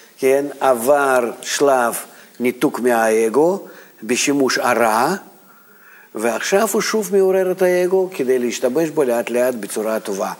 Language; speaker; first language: Hebrew; non-native, fluent; Russian